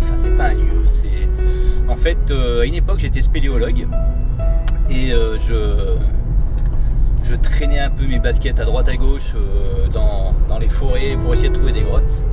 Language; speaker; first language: French; native; French